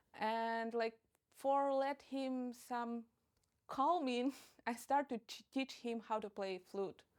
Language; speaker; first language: English; non-native, fluent; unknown